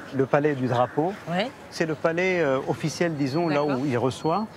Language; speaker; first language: French; non-native, local second language; Arabic